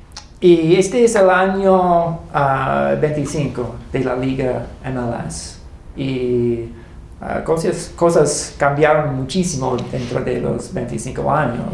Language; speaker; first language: Spanish; non-native, learner; English